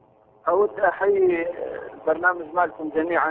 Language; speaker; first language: Arabic; non-native, learner; Persian